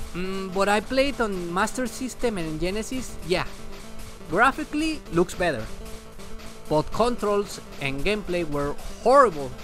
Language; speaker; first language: English; non-native, fluent; Spanish